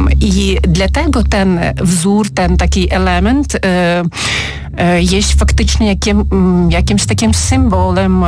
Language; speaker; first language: Polish; non-native, fluent; Ukrainian